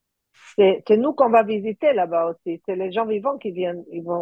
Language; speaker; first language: French; early bilingual, heritage; French